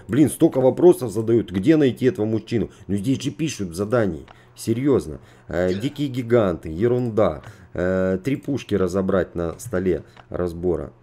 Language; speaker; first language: Russian; native; Russian